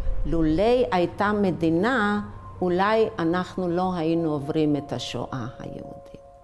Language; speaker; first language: Hebrew; early bilingual, other home language; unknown